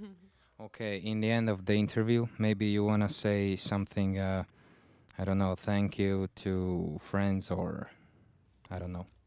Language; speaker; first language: English; non-native, learner; Russian